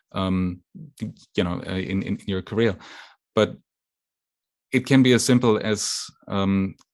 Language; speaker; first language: English; non-native, fluent; German